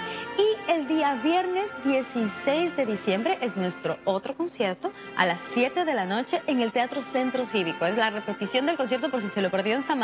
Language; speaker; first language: Spanish; native; Spanish